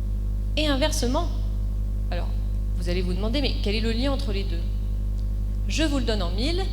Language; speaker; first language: French; native; French